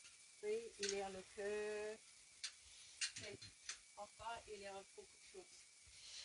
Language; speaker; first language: French; non-native, learner; English